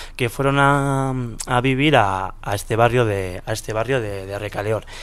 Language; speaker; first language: Spanish; native; Spanish